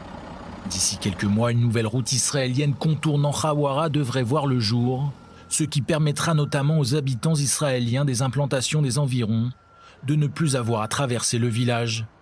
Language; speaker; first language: French; native; French